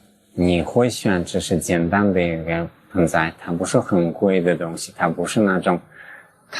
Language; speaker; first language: Chinese; non-native, fluent; English